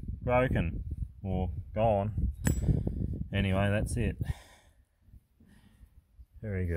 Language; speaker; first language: English; native; English